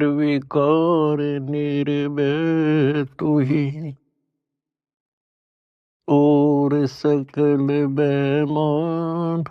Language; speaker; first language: Hindi; native; Hindi